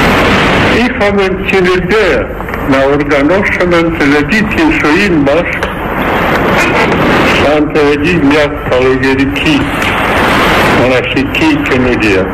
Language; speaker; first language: Greek; non-native, fluent; Russian